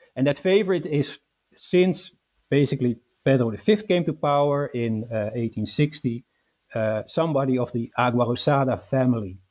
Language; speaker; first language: English; non-native, fluent; Dutch